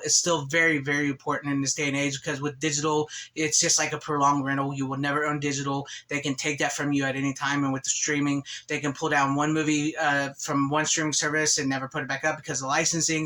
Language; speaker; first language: English; native; English